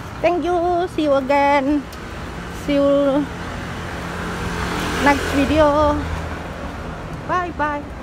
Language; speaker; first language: English; non-native, learner; Indonesian